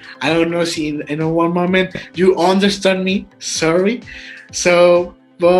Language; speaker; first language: English; non-native, learner; Spanish